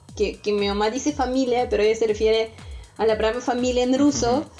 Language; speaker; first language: Spanish; non-native, fluent; Russian